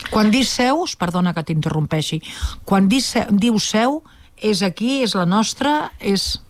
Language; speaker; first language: Catalan; native; Catalan